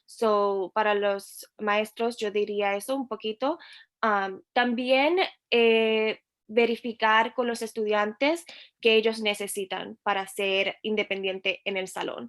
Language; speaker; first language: Spanish; early bilingual, heritage; Spanish